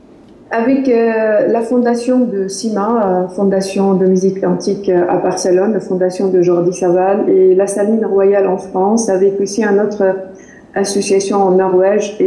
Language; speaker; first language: French; non-native, fluent; Arabic